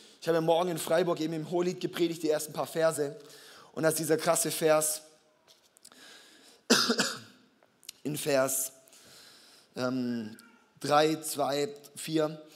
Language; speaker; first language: German; native; German